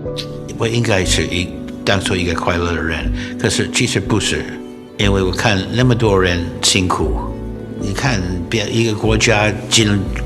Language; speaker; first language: Chinese; non-native, fluent; English